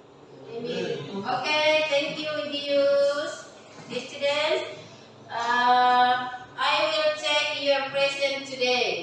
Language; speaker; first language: English; non-native, learner; Indonesian